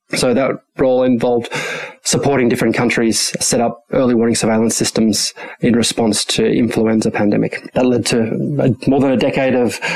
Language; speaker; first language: English; early bilingual, other home language; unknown